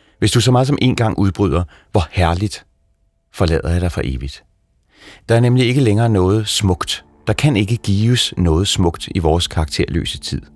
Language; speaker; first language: Danish; native; Danish